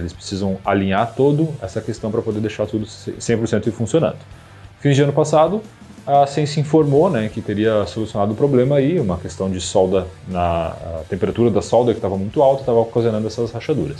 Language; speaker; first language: Portuguese; native; Portuguese